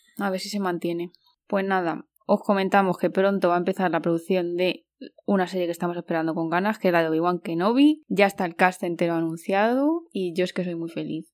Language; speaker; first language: Spanish; native; Spanish